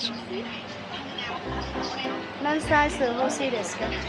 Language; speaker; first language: Japanese; non-native, learner; Vietnamese